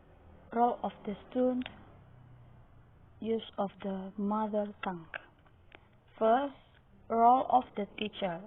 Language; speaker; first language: English; non-native, learner; Indonesian